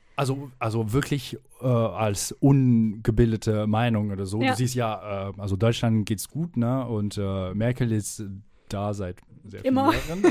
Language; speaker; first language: German; non-native, fluent; French